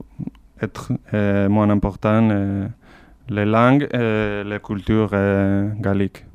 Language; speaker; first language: French; non-native, fluent; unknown